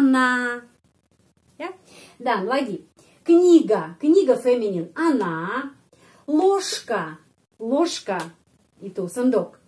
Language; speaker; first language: Indonesian; non-native, fluent; Russian